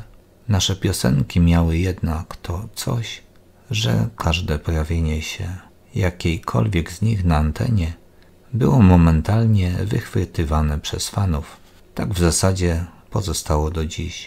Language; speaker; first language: Polish; native; Polish